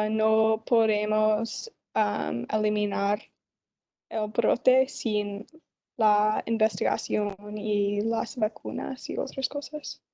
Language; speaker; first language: Spanish; non-native, learner; English